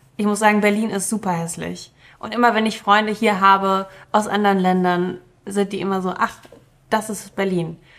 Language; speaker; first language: German; early bilingual, other home language; Russian